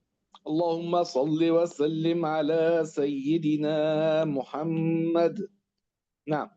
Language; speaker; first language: Arabic; native; Arabic